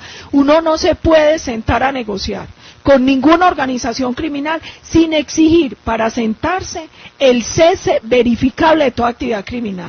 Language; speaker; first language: Spanish; native; Spanish